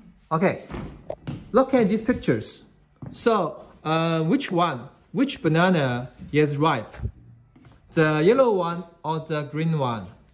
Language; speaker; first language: English; non-native, fluent; Chinese